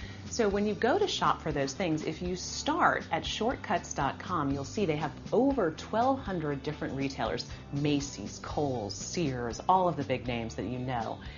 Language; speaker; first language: English; native; English